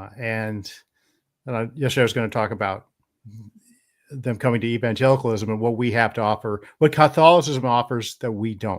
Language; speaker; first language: English; native; English